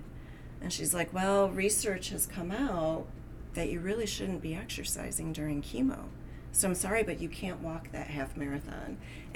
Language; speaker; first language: English; native; English